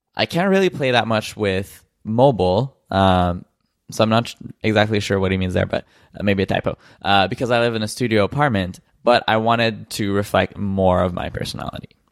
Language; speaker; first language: English; native; English